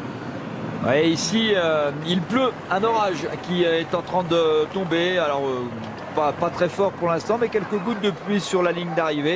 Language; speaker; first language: French; native; French